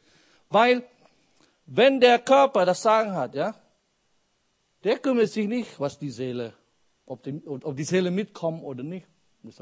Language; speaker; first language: German; non-native, fluent; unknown